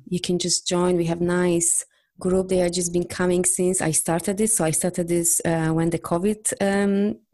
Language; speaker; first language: English; non-native, fluent; Polish